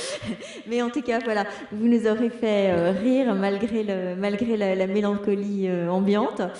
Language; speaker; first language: French; native; French